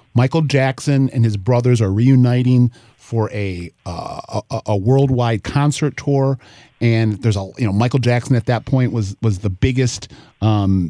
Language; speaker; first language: English; native; English